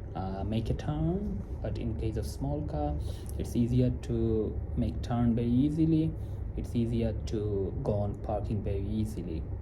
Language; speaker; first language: English; non-native, local second language; Sylheti